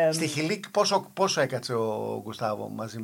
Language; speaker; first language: Greek; native; Greek